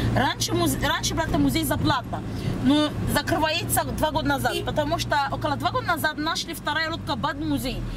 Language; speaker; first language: Russian; non-native, learner; Arabic